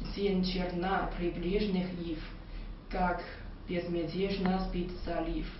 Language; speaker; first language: Russian; non-native, learner; Chinese